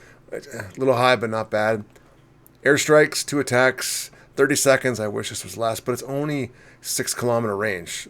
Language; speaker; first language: English; native; English